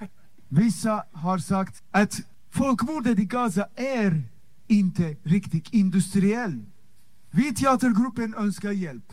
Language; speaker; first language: Swedish; non-native, fluent; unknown